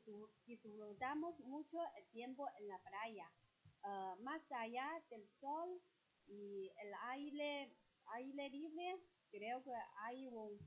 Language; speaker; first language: Spanish; non-native, fluent; Chinese